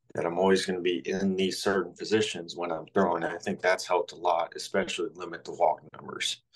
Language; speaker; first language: English; native; English